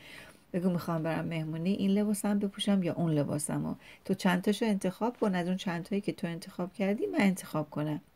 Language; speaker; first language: Persian; native; Persian